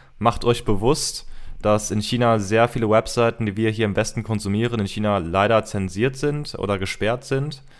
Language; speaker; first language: German; early bilingual, heritage; German